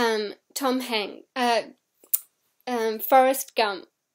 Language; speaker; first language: Hindi; non-native, learner; English